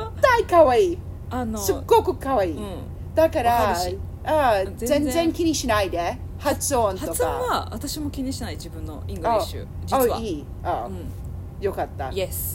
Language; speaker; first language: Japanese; non-native, learner; English